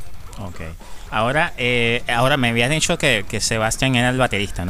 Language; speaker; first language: Spanish; native; Spanish